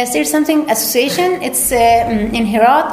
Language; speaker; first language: English; non-native, learner; Persian